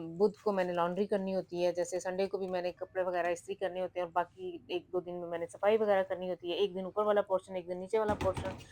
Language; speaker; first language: Urdu; non-native, local second language; Punjabi